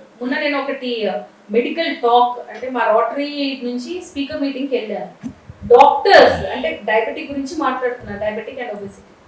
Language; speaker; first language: Telugu; native; Telugu